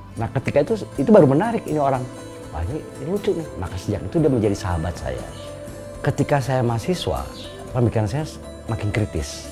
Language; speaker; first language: Indonesian; native; Indonesian